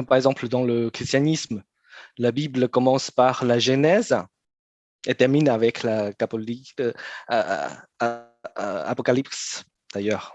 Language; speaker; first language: French; non-native, fluent; Chinese